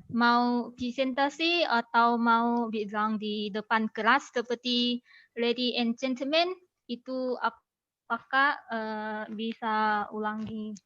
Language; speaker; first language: Indonesian; non-native, learner; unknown